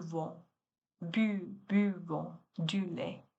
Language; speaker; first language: French; non-native, learner; Chinese